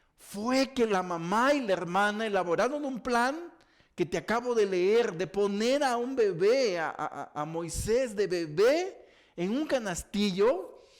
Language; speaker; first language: Spanish; native; Spanish